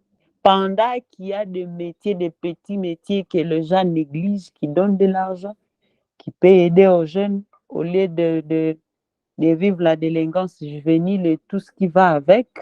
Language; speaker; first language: French; non-native, local second language; Swahili